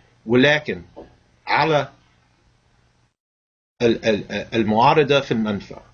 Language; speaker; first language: Arabic; non-native, fluent; English